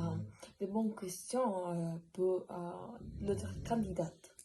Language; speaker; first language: French; non-native, learner; Spanish